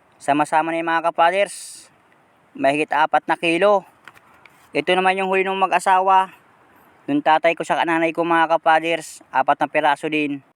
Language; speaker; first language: Filipino; native; Filipino